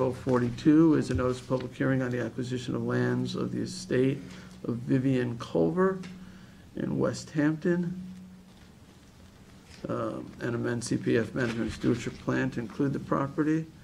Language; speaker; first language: English; native; English